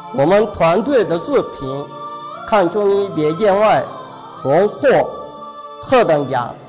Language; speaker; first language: Chinese; non-native, fluent; Arabic